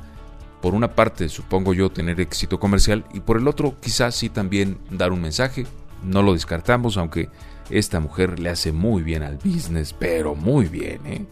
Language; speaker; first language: Spanish; native; Spanish